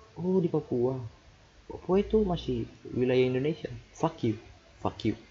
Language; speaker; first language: Indonesian; native; Indonesian